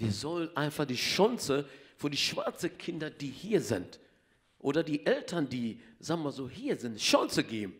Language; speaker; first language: German; non-native, learner; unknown